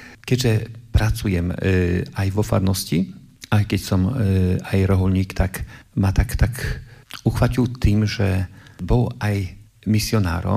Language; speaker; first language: Slovak; non-native, fluent; Polish